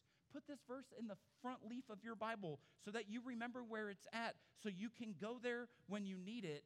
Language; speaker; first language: English; native; English